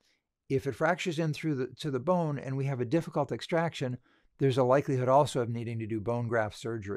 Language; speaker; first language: English; native; English